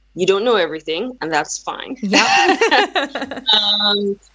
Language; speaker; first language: English; non-native, local second language; Yoruba